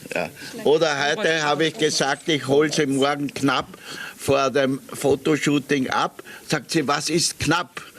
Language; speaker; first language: German; native; German